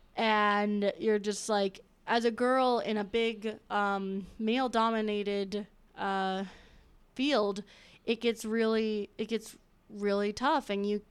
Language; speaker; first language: English; native; English